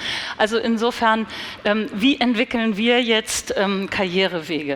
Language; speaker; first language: German; native; German